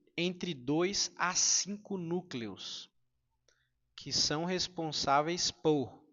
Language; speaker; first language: Portuguese; native; Portuguese